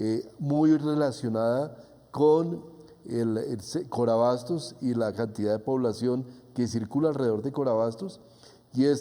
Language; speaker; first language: Spanish; native; Spanish